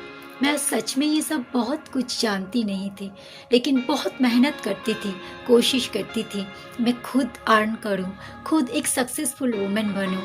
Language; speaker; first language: Hindi; non-native, local second language; Bangla